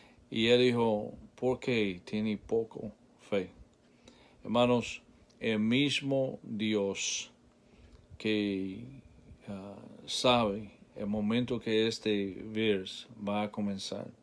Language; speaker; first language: Spanish; non-native, learner; English